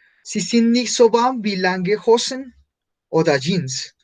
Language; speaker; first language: German; non-native, fluent; Spanish